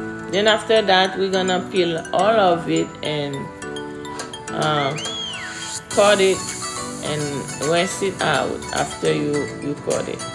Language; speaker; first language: English; non-native, fluent; Haitian Creole